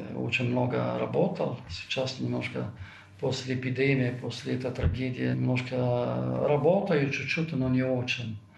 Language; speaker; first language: Russian; non-native, fluent; Italian